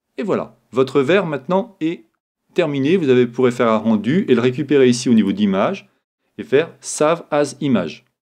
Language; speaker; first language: French; native; French